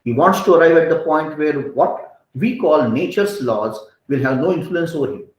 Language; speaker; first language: English; non-native, local second language; Hindi